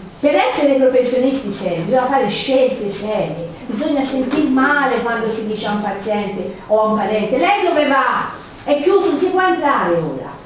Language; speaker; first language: Italian; native; Italian